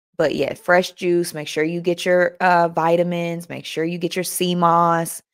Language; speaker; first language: English; native; English